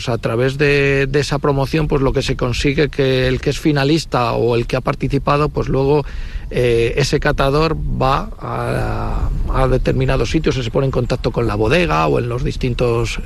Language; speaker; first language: Spanish; native; Spanish